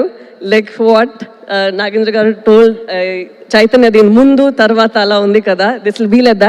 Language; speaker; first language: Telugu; non-native, local second language; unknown